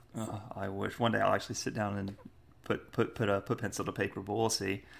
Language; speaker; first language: English; native; English